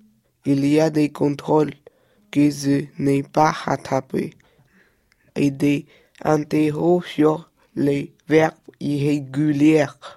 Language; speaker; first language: French; early bilingual, other home language; Chinese